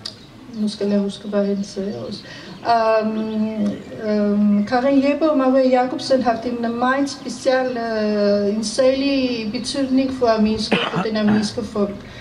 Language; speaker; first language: Danish; non-native, fluent; Armenian